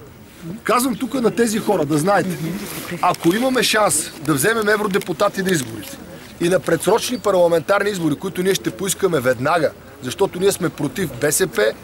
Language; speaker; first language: Bulgarian; native; Bulgarian